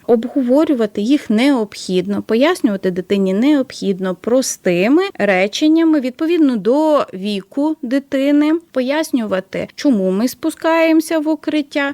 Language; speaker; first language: Ukrainian; native; Ukrainian